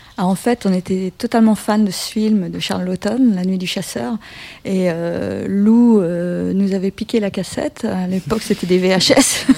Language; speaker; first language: French; native; French